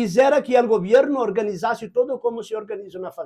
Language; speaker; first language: Spanish; non-native, fluent; Portuguese